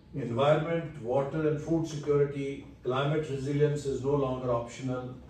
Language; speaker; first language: English; non-native, local second language; Urdu